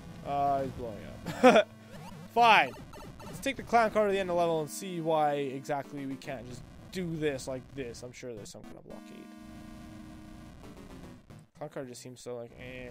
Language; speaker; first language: English; native; English